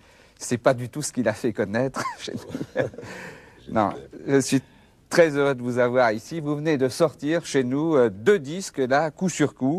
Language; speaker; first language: French; native; French